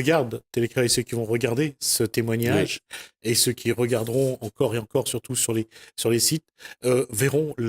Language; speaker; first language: French; native; French